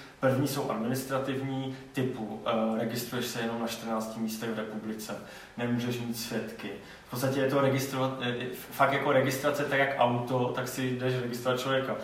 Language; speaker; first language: Czech; non-native, local second language; Polish